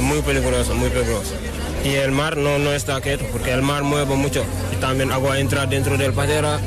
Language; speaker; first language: Spanish; non-native, learner; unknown